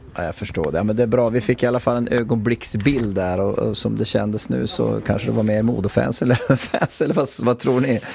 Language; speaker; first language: Swedish; native; Swedish